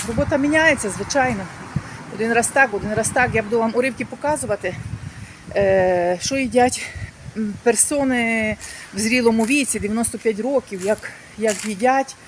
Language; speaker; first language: Ukrainian; native; Ukrainian